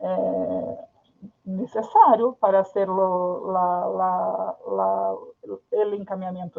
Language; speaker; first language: Spanish; non-native, fluent; Portuguese